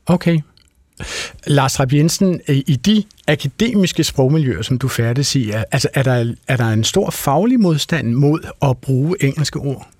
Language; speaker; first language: Danish; native; Danish